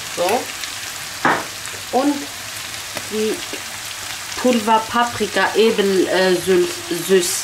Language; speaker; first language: German; non-native, local second language; Kurdish